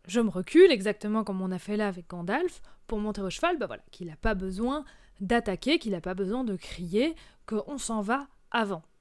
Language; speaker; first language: French; native; French